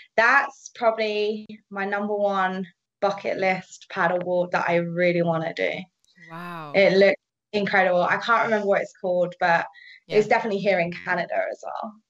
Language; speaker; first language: English; native; English